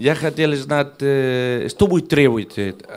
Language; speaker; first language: Russian; non-native, fluent; Spanish